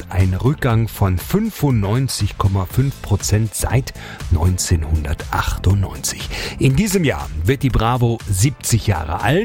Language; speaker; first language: German; native; German